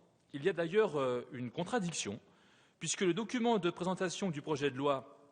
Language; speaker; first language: French; native; French